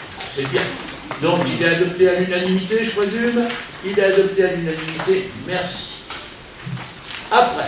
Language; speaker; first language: French; native; French